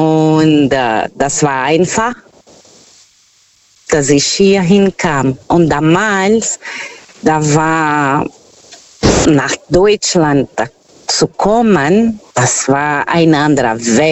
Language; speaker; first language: German; non-native, fluent; Portuguese